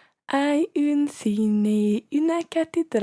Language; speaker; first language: Spanish; non-native, learner; English